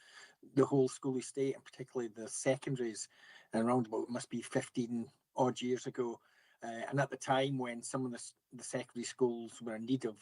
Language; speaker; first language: English; native; English